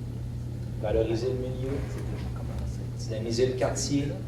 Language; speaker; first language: French; native; French